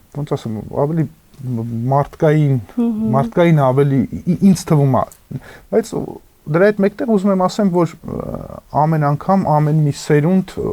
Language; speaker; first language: Armenian; native; Armenian